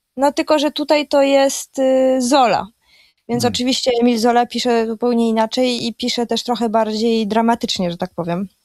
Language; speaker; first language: Polish; early bilingual, heritage; Polish